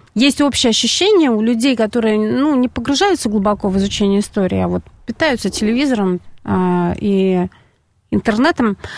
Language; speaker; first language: Russian; native; Russian